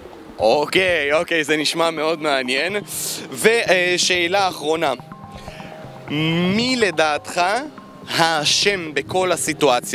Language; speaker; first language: Hebrew; native; Hebrew